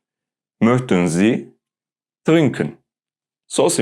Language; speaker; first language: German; non-native, learner; Turkish